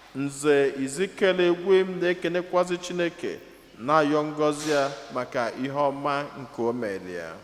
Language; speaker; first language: Igbo; native; Igbo